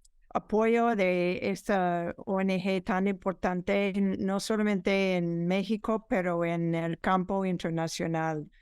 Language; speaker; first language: Spanish; non-native, fluent; English